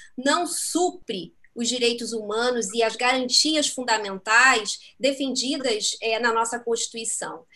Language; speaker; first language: Portuguese; native; Portuguese